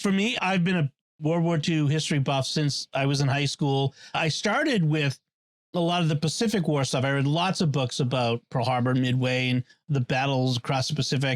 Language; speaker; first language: English; native; English